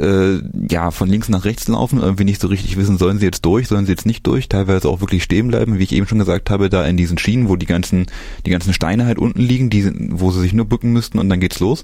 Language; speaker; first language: German; native; German